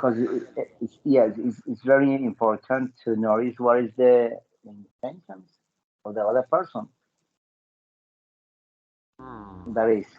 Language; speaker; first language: English; non-native, learner; Spanish